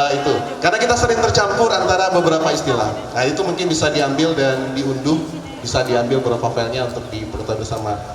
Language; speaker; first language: Indonesian; non-native, local second language; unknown